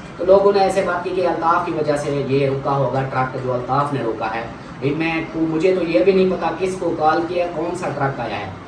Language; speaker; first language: Urdu; non-native, local second language; Saraiki